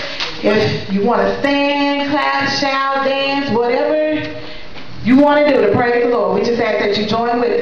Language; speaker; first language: English; native; English